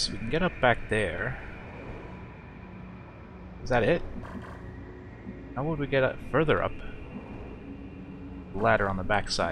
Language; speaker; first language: English; native; English